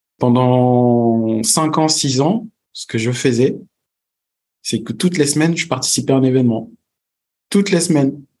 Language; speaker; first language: French; early bilingual, other home language; Fula